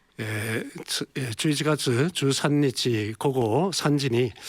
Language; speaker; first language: Japanese; non-native, fluent; Korean